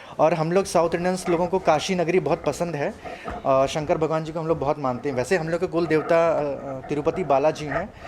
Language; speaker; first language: Hindi; non-native, local second language; Telugu